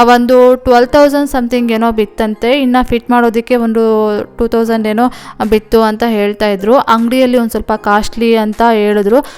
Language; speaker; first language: Kannada; non-native, local second language; Telugu